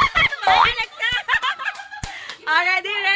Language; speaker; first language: English; non-native, local second language; Cebuano